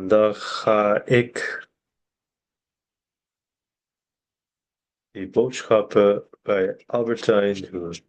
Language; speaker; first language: Dutch; non-native, learner; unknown